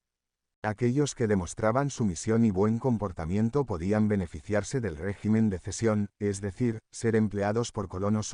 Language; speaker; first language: Spanish; native; Spanish